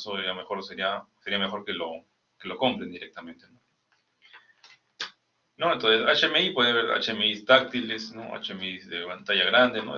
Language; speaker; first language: Spanish; native; Spanish